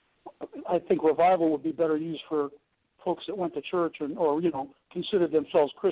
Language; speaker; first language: English; native; English